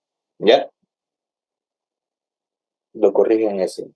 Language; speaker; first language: Spanish; native; Spanish